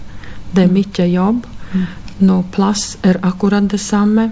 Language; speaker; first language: Norwegian; non-native, fluent; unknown